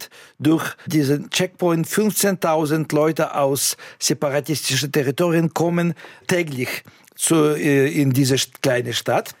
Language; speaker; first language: German; non-native, fluent; Russian